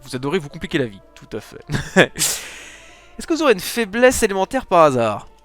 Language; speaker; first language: French; native; French